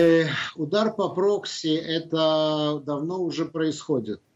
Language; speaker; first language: Russian; native; Russian